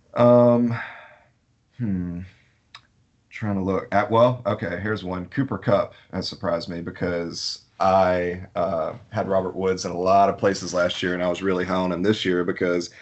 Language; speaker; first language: English; native; English